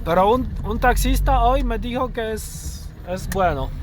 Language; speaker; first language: Spanish; non-native, learner; Polish